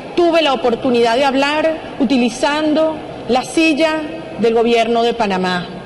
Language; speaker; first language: Spanish; native; Spanish